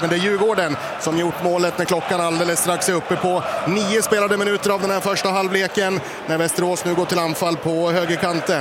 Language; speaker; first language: Swedish; native; Swedish